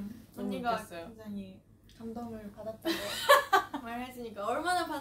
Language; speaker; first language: Korean; non-native, learner; Japanese